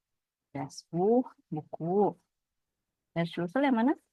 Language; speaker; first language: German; non-native, fluent; Indonesian